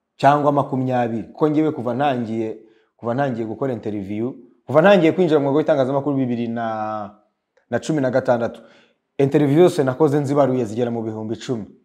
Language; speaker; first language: Kinyarwanda; early bilingual, heritage; Kinyarwanda